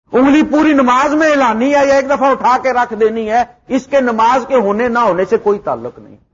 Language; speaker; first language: Urdu; non-native, local second language; Punjabi